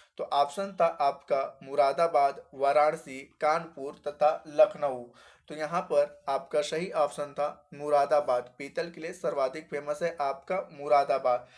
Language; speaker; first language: Hindi; native; Hindi